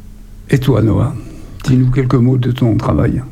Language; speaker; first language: French; native; French